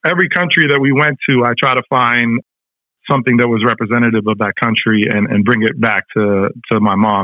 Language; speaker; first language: English; early bilingual, other home language; Spanish